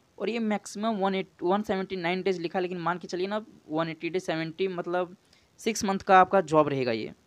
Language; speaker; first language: Hindi; native; Hindi